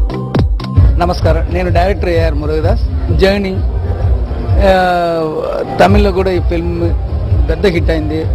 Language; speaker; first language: Telugu; non-native, learner; Tamil